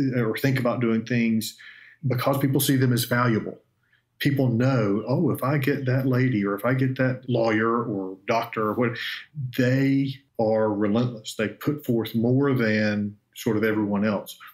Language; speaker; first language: English; native; English